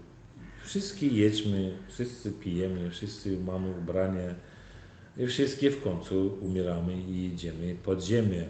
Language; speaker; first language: Polish; non-native, learner; Turkmen